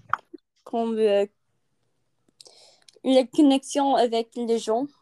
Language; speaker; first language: French; non-native, learner; English